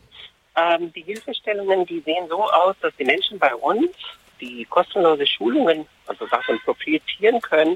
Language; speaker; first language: German; non-native, fluent; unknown